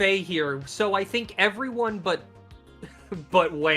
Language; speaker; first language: English; native; English